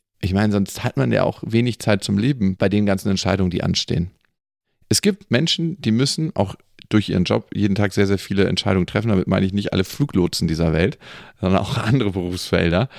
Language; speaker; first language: German; native; German